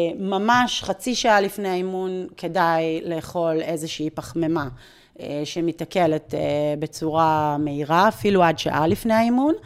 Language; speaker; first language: Hebrew; native; Hebrew